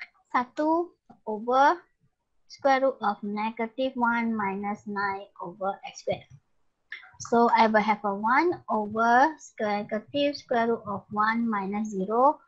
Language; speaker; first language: English; non-native, local second language; Malay